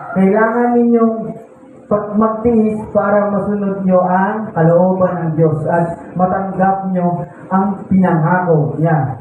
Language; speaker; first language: Filipino; native; Filipino